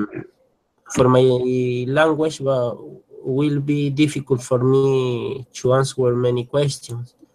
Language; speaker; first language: English; non-native, learner; Spanish